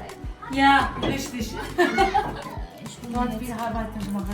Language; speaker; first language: German; non-native, learner; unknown